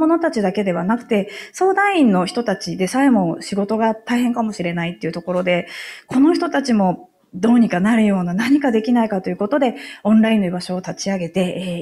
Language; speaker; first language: Japanese; native; Japanese